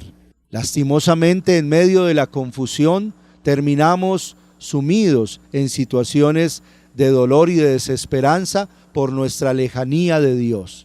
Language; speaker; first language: Spanish; native; Spanish